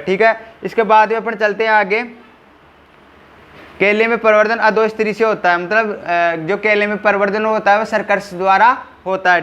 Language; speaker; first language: Hindi; native; Hindi